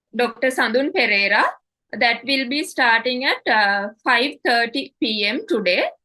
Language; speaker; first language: English; non-native, local second language; Sinhala